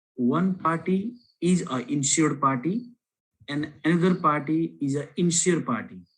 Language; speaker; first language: English; non-native, local second language; Nepali